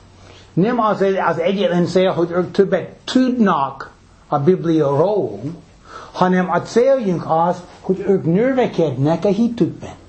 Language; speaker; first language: Hungarian; non-native, fluent; English